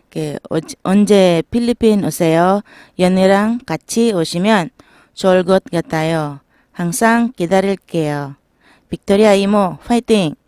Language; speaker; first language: Korean; non-native, learner; Filipino